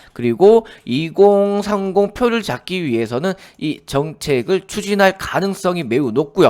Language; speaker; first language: Korean; native; Korean